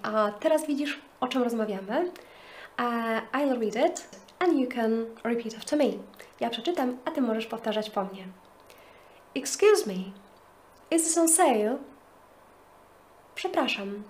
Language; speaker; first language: Polish; native; Polish